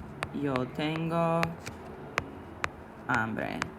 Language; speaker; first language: Spanish; non-native, fluent; English